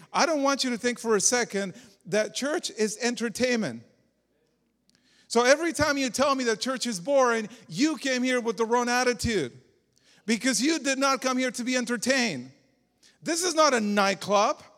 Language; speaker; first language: English; non-native, fluent; Spanish